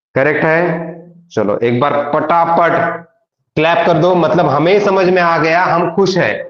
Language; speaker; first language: Hindi; non-native, local second language; Marathi